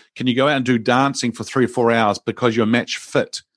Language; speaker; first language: English; native; English